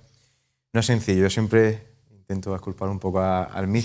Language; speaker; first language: Spanish; native; Spanish